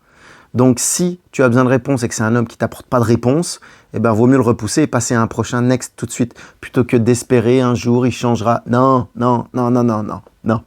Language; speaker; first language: French; native; French